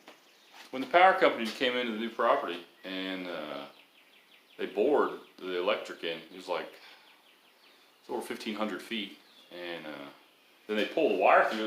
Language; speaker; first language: English; native; English